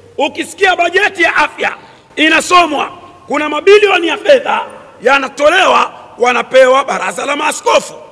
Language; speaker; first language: Swahili; native; Swahili